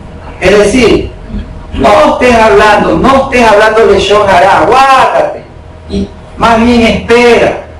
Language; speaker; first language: Spanish; native; Spanish